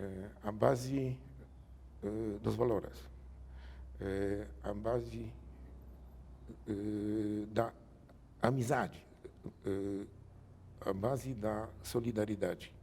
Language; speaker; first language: Portuguese; non-native, learner; Polish